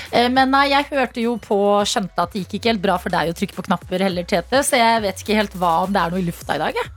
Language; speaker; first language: Norwegian; native; Norwegian